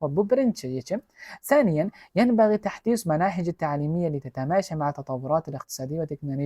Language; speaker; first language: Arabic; non-native, fluent; Uzbek